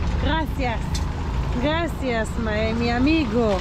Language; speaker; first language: Spanish; non-native, learner; Hebrew